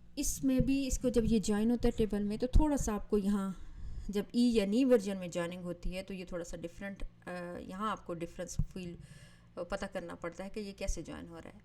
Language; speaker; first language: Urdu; native; Urdu